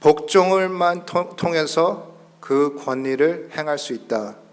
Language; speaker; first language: Korean; early bilingual, heritage; Korean